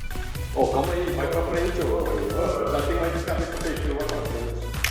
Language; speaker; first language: Portuguese; non-native, fluent; Korean